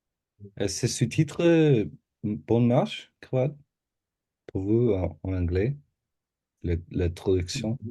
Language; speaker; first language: French; non-native, learner; English